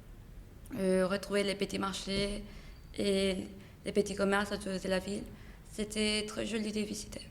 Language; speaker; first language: French; non-native, learner; Spanish